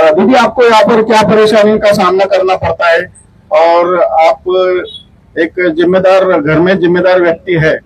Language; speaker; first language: Hindi; non-native, local second language; Marathi